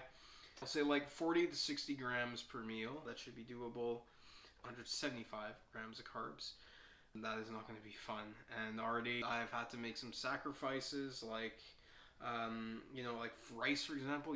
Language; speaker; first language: English; native; English